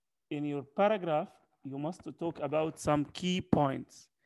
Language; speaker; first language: English; non-native, fluent; Arabic